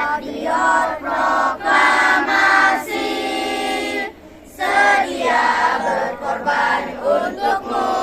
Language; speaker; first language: Indonesian; native; Indonesian